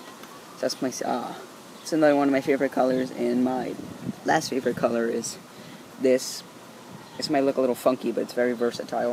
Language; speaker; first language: English; native; English